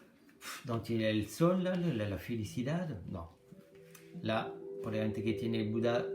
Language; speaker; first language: Spanish; non-native, learner; French